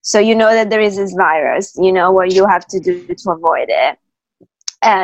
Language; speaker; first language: English; native; English